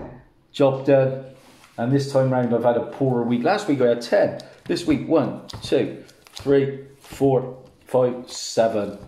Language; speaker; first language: English; native; English